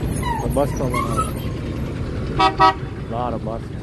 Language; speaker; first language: English; non-native, learner; Vietnamese